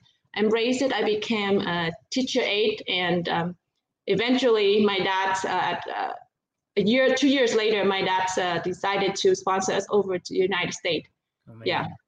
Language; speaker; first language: English; non-native, fluent; Vietnamese